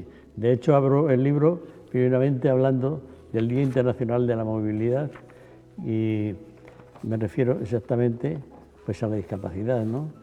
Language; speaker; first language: Spanish; native; Spanish